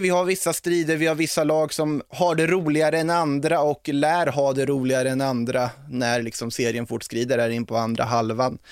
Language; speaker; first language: Swedish; native; Swedish